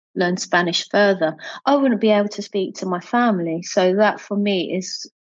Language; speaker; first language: English; native; English